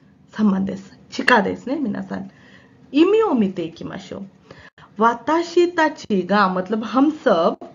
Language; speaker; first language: Japanese; non-native, fluent; Hindi